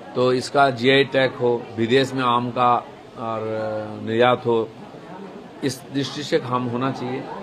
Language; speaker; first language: Hindi; non-native, local second language; Bangla